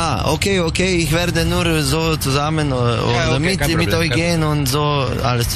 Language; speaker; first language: German; non-native, learner; Slovenian